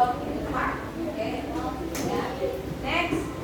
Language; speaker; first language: English; non-native, learner; Indonesian